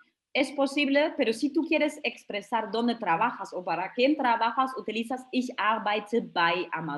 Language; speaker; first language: Spanish; non-native, fluent; German